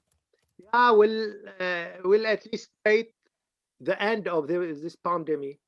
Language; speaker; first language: English; non-native, fluent; Arabic